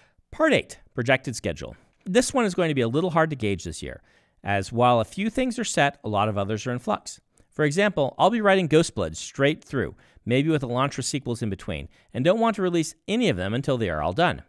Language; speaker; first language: English; native; English